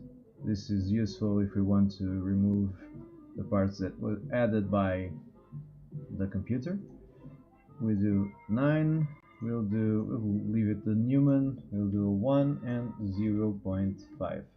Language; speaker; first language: English; non-native, fluent; Portuguese